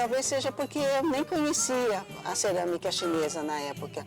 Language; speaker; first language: Portuguese; early bilingual, other home language; Cantonese